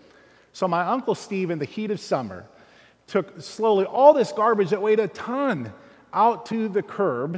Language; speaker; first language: English; native; English